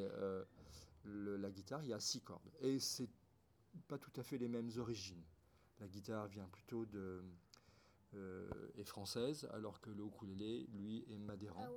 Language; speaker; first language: French; native; French